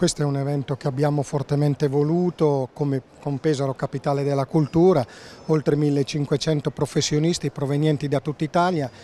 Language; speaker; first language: Italian; native; Italian